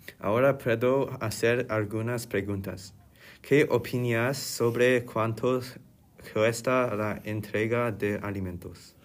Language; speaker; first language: Spanish; non-native, learner; English